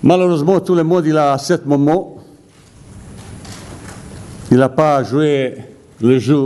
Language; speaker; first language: French; non-native, fluent; Bosnian